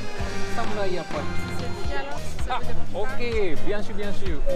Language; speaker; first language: French; non-native, learner; Japanese